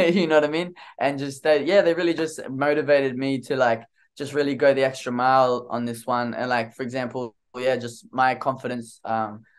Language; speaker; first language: English; native; English